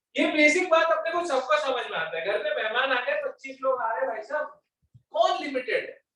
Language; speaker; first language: Hindi; non-native, local second language; Gujarati